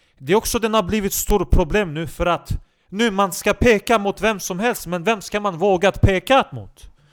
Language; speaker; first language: Swedish; non-native, local second language; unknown